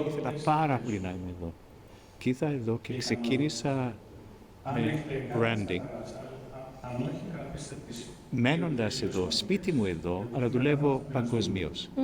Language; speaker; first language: Greek; early bilingual, heritage; Greek